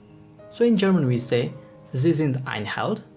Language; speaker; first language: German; non-native, fluent; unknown